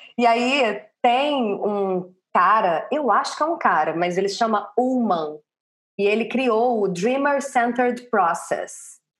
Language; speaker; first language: Portuguese; native; Portuguese